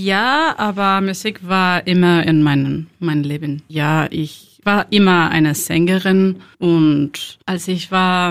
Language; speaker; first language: German; non-native, learner; Spanish